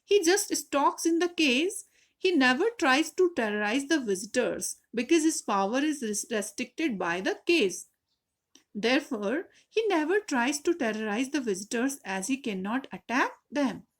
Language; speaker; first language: English; non-native, local second language; Hindi